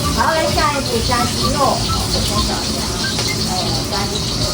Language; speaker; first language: Chinese; native; Chinese